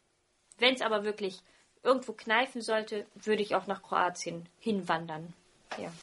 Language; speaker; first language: German; early bilingual, other home language; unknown